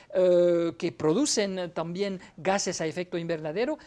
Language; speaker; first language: Spanish; non-native, fluent; French